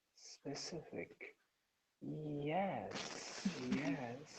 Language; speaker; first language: English; non-native, learner; Persian